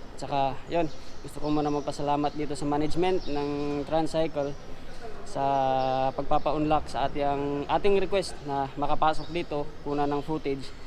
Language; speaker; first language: Filipino; non-native, local second language; Cebuano